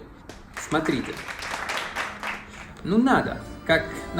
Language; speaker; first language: Russian; non-native, learner; Spanish